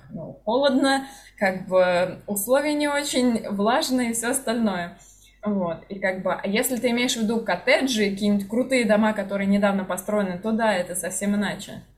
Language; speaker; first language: Russian; native; Russian